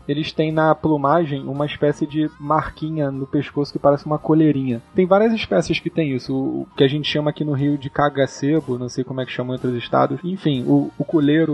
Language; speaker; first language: Portuguese; native; Portuguese